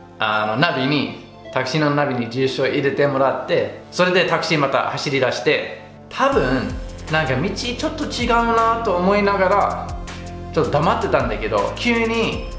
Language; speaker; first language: Japanese; non-native, fluent; English